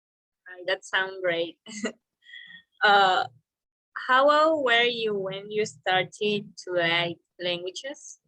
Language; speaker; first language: English; non-native, learner; Spanish